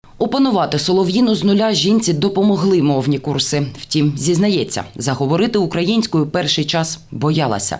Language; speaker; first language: Ukrainian; native; Ukrainian